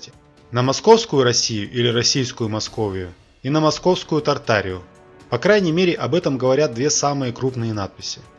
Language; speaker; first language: Russian; native; Russian